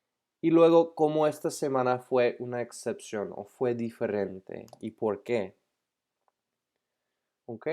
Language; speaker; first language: Spanish; non-native, fluent; English